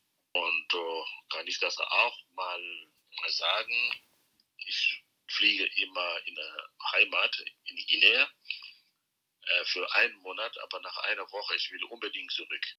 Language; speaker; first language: German; non-native, fluent; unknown